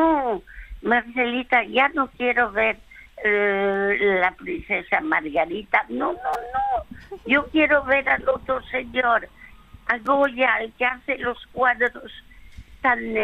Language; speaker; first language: Spanish; early bilingual, other home language; French